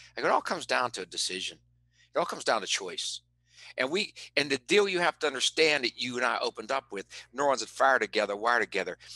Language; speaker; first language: English; native; English